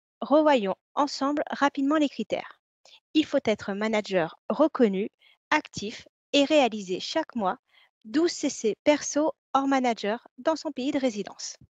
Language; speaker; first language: French; native; French